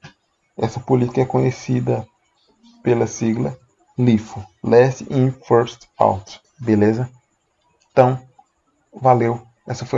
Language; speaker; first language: Portuguese; native; Portuguese